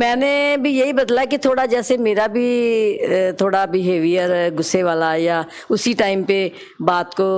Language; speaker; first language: Hindi; non-native, local second language; Punjabi